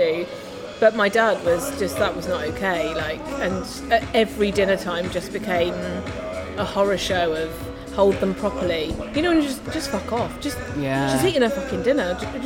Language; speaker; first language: English; native; English